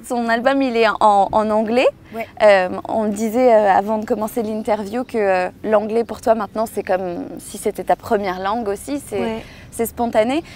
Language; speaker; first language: French; native; French